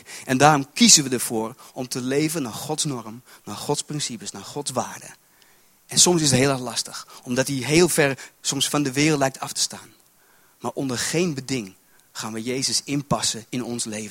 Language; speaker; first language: Dutch; native; Dutch